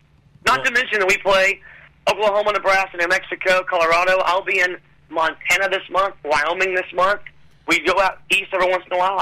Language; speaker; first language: English; native; English